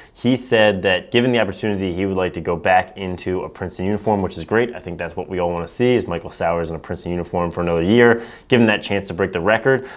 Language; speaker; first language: English; native; English